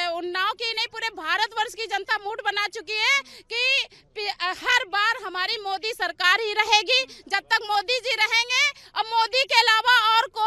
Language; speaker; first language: Hindi; native; Hindi